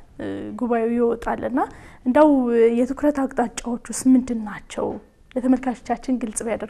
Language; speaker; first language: Amharic; native; Amharic